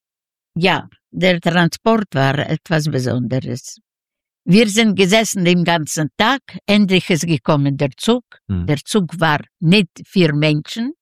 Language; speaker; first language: German; non-native, fluent; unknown